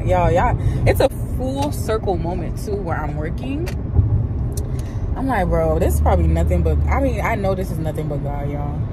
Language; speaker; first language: English; native; English